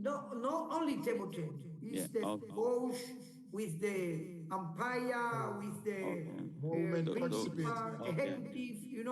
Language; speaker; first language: English; non-native, learner; Spanish